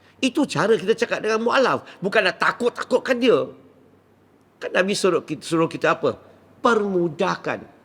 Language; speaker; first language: Malay; non-native, local second language; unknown